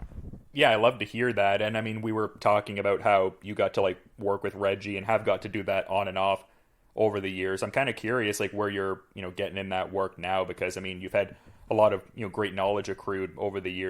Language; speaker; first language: English; native; English